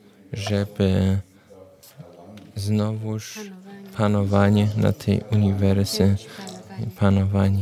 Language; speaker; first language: Polish; non-native, learner; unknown